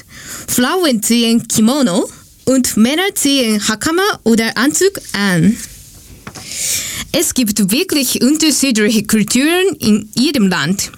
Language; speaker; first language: German; non-native, learner; Japanese